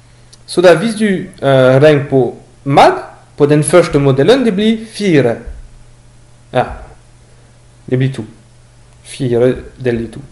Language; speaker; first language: Norwegian; non-native, learner; French